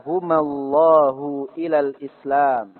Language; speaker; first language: Arabic; non-native, fluent; Indonesian